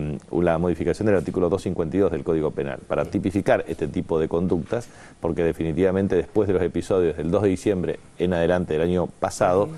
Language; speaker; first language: Spanish; native; Spanish